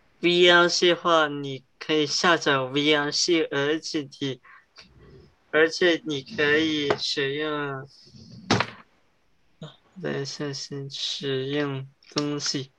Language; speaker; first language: Chinese; early bilingual, heritage; English